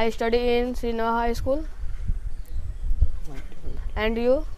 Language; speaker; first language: English; non-native, learner; Hindi